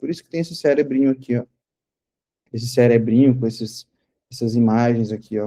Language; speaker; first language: Portuguese; native; Portuguese